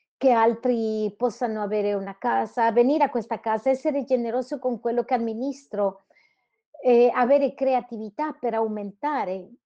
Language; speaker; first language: Italian; non-native, fluent; Spanish